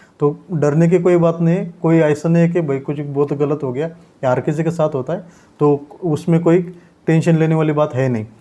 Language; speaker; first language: Hindi; non-native, local second language; Marathi